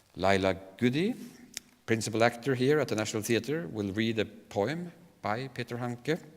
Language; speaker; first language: English; non-native, fluent; Norwegian